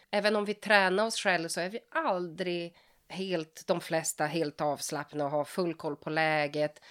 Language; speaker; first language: Swedish; non-native, fluent; Portuguese